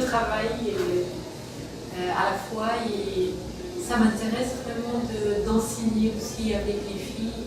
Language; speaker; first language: French; non-native, fluent; Persian